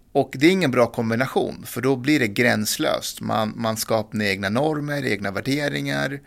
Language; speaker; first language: Swedish; early bilingual, other home language; Persian